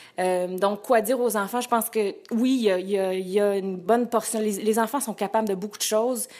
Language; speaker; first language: French; native; French